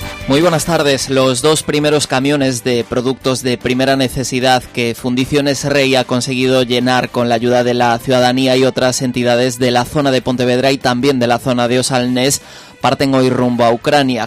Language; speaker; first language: Spanish; native; Spanish